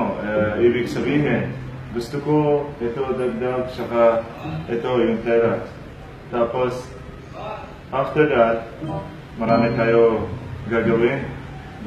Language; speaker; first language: Filipino; non-native, learner; Arabic